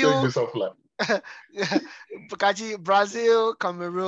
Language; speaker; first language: English; non-native, local second language; Yoruba